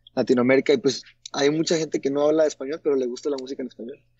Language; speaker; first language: Spanish; early bilingual, heritage; Spanish